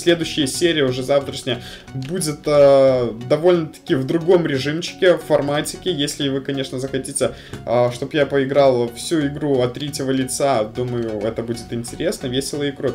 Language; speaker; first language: Russian; native; Russian